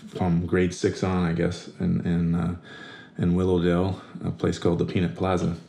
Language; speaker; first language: English; native; English